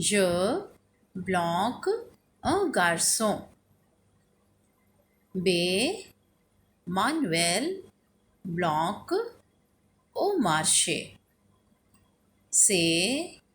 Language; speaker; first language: French; non-native, fluent; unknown